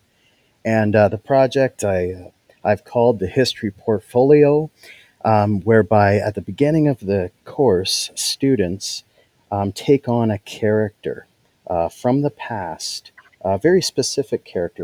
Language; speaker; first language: English; native; English